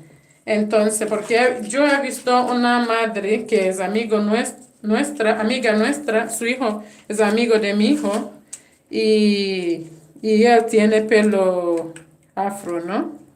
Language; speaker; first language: Spanish; non-native, fluent; English